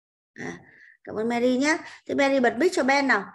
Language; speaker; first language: Vietnamese; native; Vietnamese